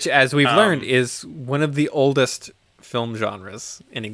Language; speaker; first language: English; native; English